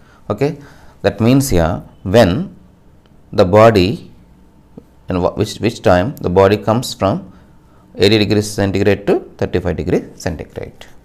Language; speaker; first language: English; non-native, local second language; Telugu